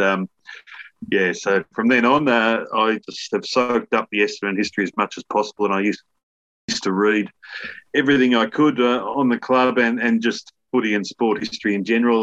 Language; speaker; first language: English; native; English